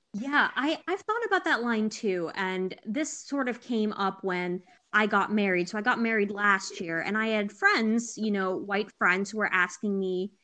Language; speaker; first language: English; early bilingual, other home language; Hindi